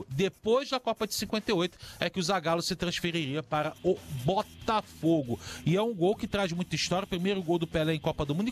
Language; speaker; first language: Portuguese; native; Portuguese